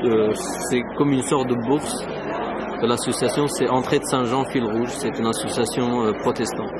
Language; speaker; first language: French; non-native, fluent; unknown